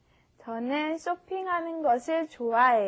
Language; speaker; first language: Korean; non-native, learner; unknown